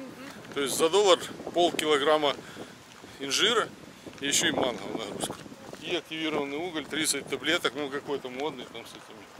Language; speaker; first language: Russian; native; Russian